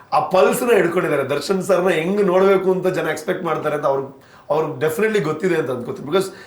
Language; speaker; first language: Kannada; non-native, local second language; Tulu